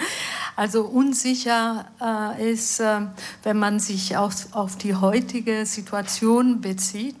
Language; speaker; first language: German; non-native, fluent; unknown